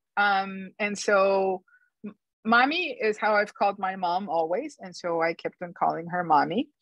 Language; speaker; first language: English; non-native, fluent; Spanish